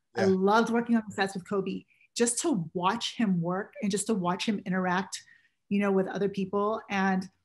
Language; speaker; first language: English; native; English